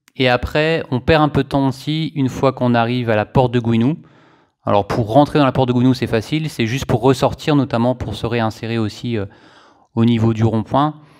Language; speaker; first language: French; native; French